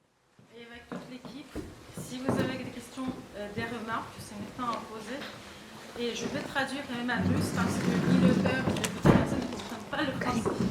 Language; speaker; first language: French; non-native, fluent; Russian